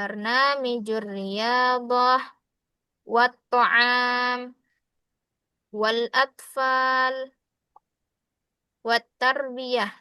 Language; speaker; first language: Arabic; non-native, fluent; Indonesian